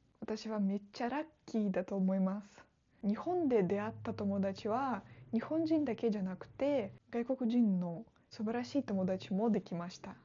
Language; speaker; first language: Japanese; non-native, fluent; Russian